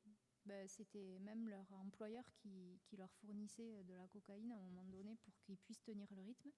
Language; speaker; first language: French; native; French